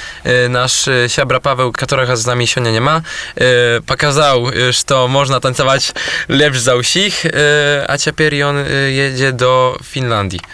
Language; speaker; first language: Polish; non-native, local second language; Belarusian